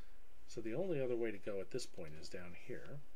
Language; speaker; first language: English; native; English